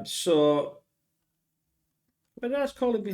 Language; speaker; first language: English; native; English